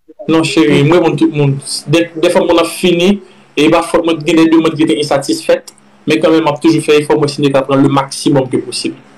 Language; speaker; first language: French; non-native, local second language; Haitian Creole